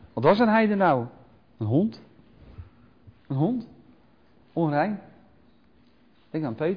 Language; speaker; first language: Dutch; native; Dutch